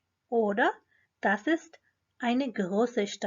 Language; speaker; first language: German; non-native, fluent; Urdu